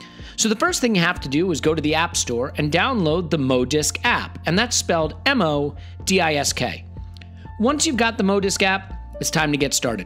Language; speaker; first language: English; native; English